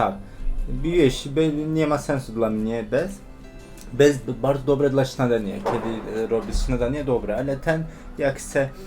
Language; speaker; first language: Polish; non-native, learner; Turkish